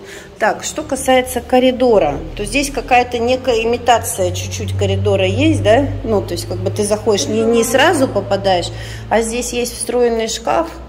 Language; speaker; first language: Russian; native; Russian